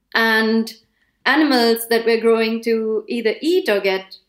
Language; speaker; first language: English; non-native, local second language; Hindi